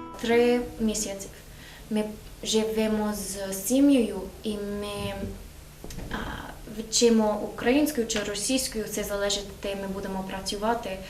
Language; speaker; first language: Ukrainian; non-native, learner; English